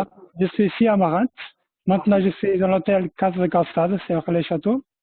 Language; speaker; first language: French; non-native, fluent; Portuguese